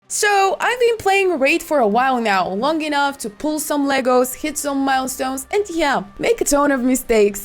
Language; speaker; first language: English; non-native, fluent; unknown